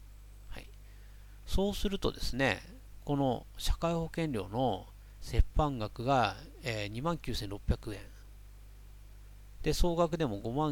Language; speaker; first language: Japanese; native; Japanese